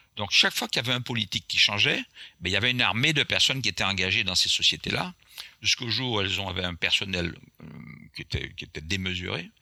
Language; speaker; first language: French; non-native, local second language; Guadeloupean Creole French